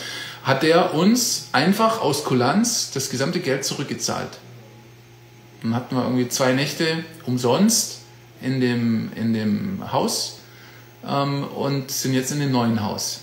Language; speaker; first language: German; native; German